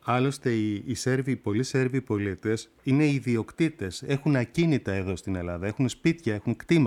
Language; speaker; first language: Greek; native; Greek